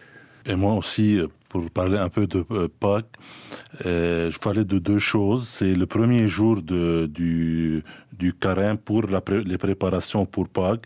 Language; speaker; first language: French; non-native, fluent; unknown